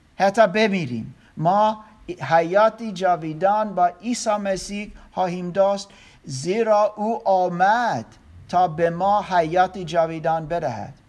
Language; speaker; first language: Persian; non-native, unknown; German